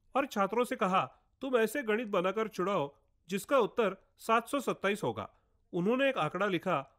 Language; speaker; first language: Hindi; non-native, local second language; Marathi